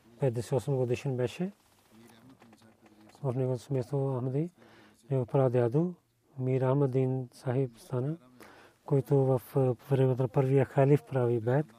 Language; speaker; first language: Bulgarian; non-native, learner; Urdu